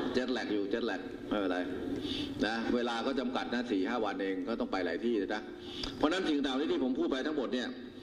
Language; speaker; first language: Thai; native; Thai